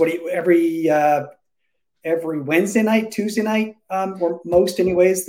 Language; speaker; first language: English; native; English